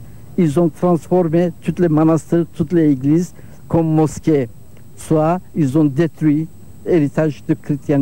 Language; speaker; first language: French; non-native, learner; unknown